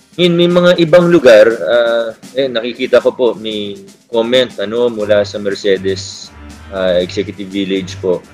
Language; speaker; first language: Filipino; native; Filipino